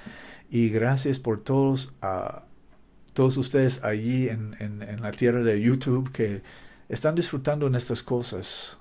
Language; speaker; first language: Spanish; non-native, learner; English